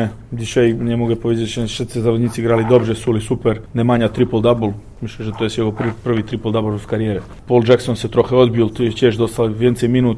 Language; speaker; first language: Polish; non-native, fluent; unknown